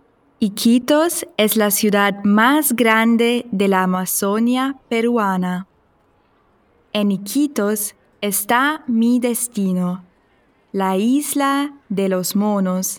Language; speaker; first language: Spanish; non-native, fluent; German